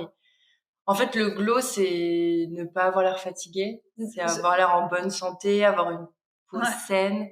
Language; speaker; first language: French; native; French